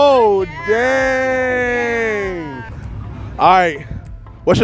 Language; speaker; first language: English; native; English